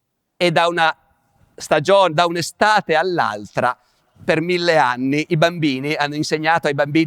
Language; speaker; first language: Italian; native; Italian